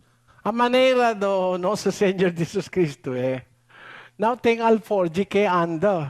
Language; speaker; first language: Portuguese; non-native, learner; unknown